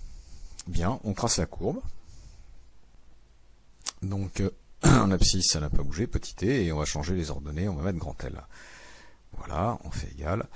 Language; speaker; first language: French; native; French